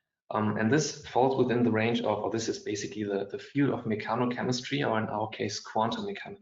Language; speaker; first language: English; non-native, fluent; German